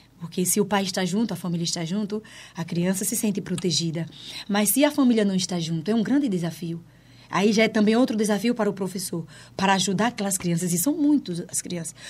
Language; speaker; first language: Portuguese; native; Portuguese